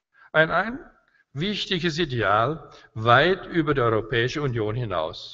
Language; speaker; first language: German; native; German